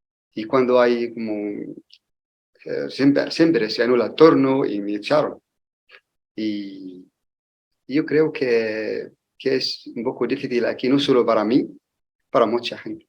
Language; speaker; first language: Spanish; non-native, learner; Arabic